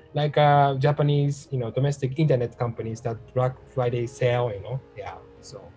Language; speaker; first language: English; non-native, learner; Japanese